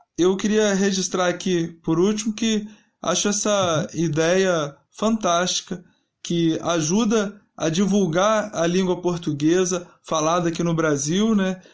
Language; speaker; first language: Portuguese; native; Portuguese